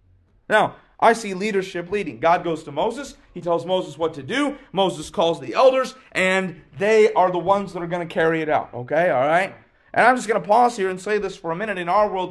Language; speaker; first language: English; native; English